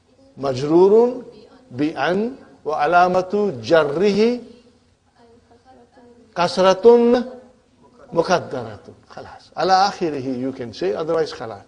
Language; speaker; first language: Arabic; non-native, fluent; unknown